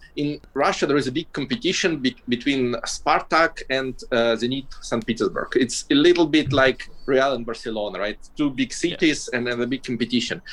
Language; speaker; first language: English; non-native, fluent; Russian